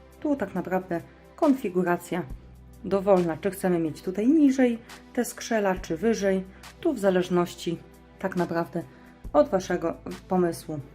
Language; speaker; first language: Polish; native; Polish